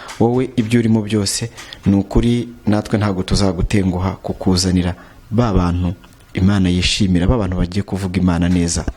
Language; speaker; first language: Kinyarwanda; native; Kinyarwanda